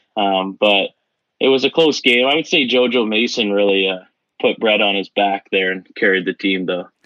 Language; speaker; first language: English; native; English